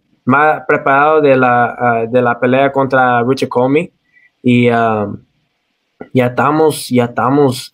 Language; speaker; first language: Spanish; early bilingual, heritage; Spanish